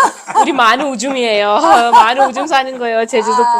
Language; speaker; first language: Korean; non-native, learner; Malayalam